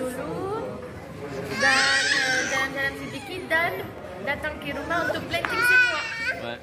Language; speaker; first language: Indonesian; non-native, learner; French